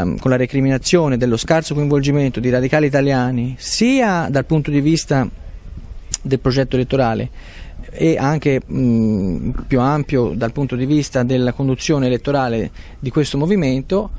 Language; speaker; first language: Italian; native; Italian